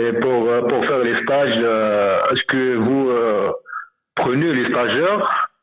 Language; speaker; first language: French; non-native, learner; Arabic